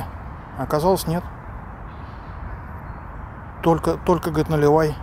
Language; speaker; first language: Russian; native; Russian